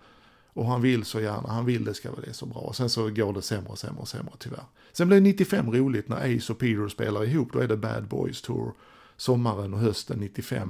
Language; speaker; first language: Swedish; native; Swedish